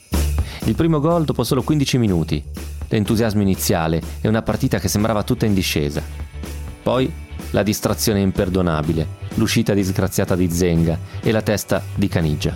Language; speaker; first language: Italian; native; Italian